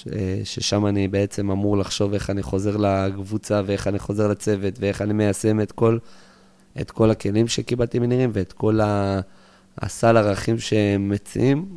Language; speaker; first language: Hebrew; early bilingual, other home language; English